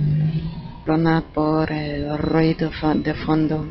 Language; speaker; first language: Spanish; non-native, fluent; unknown